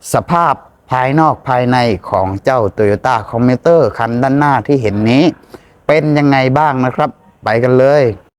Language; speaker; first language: Thai; native; Thai